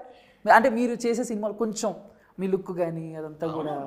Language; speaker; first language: Telugu; native; Telugu